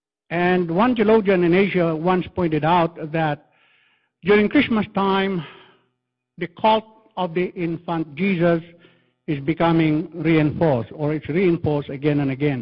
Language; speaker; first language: English; non-native, local second language; Filipino